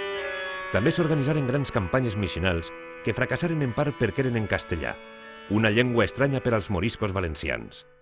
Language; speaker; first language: Catalan; native; Catalan